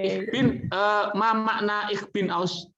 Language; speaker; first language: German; non-native, learner; Indonesian